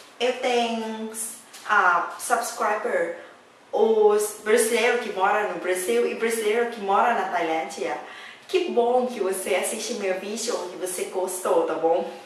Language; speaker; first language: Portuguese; non-native, learner; Thai